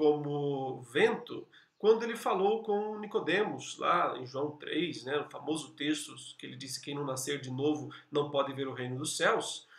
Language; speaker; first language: Portuguese; native; Portuguese